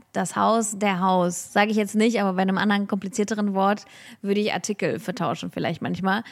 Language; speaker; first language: German; early bilingual, other home language; Russian